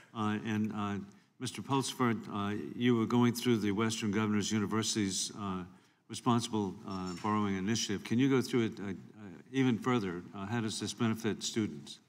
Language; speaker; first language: English; native; English